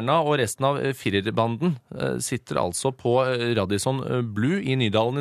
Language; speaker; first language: Norwegian; native; Norwegian